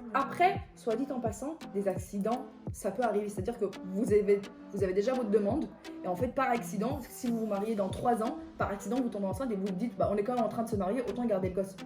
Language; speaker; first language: French; early bilingual, other home language; Persian